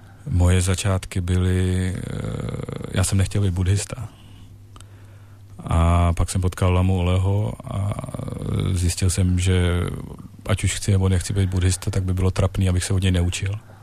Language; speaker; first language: Czech; native; Czech